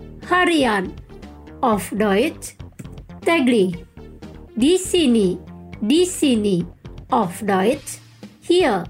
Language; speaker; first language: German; non-native, fluent; Indonesian